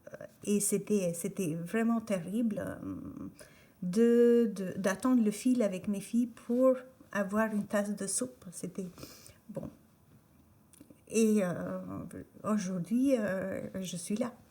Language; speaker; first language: French; non-native, fluent; Albanian